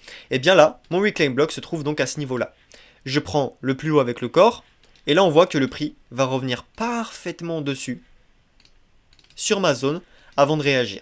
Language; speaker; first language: French; native; French